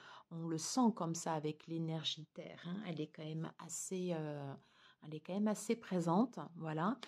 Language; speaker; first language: French; native; French